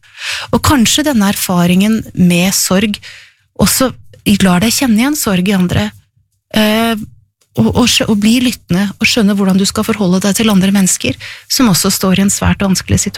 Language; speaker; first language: Norwegian; native; Norwegian